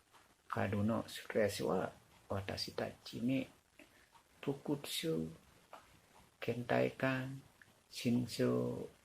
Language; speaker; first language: Japanese; non-native, learner; Indonesian